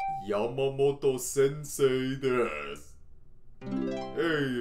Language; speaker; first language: Japanese; non-native, learner; English